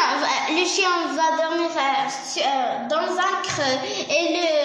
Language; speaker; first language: French; non-native, learner; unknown